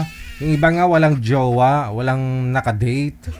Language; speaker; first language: Filipino; native; Filipino